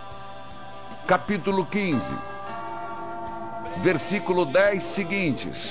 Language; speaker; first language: Portuguese; native; Portuguese